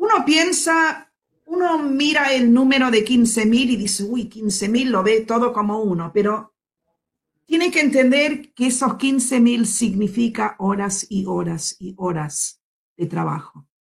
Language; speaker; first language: Spanish; non-native, fluent; English